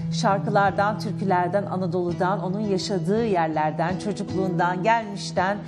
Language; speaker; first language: Turkish; native; Turkish